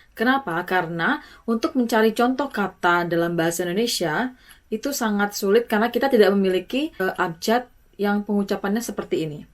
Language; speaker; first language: Indonesian; native; Indonesian